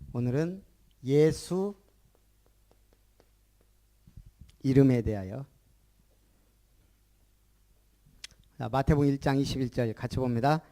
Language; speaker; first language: Korean; native; Korean